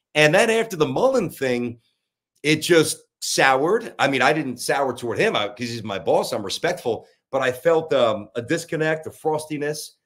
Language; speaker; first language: English; native; English